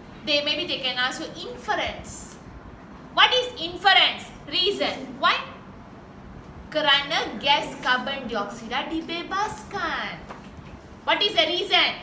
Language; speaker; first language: English; non-native, local second language; Tamil